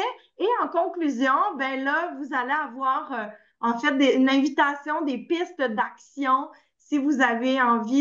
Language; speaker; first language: French; native; French